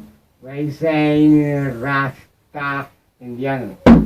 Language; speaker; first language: Dutch; non-native, local second language; Papiamento